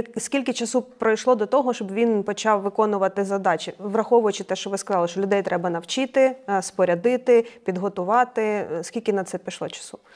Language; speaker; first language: Ukrainian; native; Ukrainian